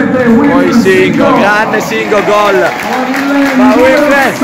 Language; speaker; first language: Italian; native; Italian